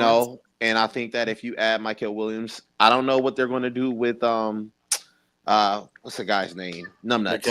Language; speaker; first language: English; native; English